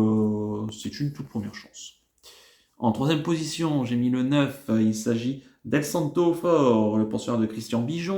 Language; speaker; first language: French; native; French